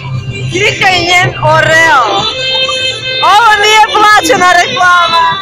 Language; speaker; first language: Bosnian; native; Bosnian